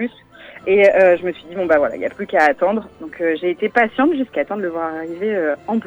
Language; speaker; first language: French; native; French